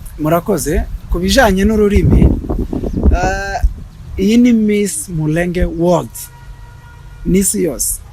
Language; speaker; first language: Kinyarwanda; native; Kinyarwanda